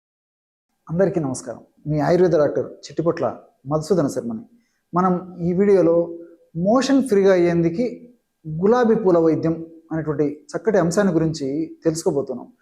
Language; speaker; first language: Telugu; native; Telugu